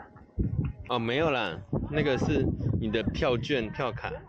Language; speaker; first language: Chinese; native; Chinese